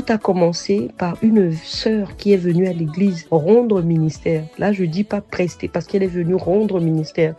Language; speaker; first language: French; non-native, local second language; Sango